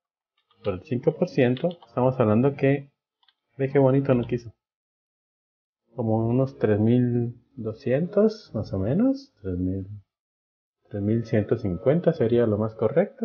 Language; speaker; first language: Spanish; native; Spanish